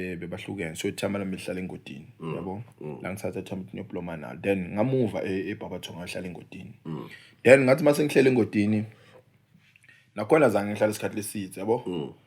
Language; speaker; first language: Zulu; non-native, local second language; Swati